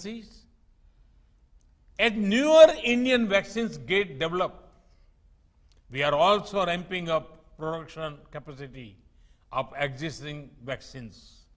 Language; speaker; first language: English; non-native, local second language; Gujarati